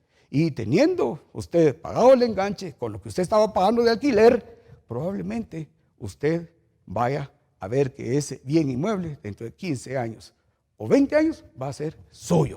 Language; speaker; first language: Spanish; native; Spanish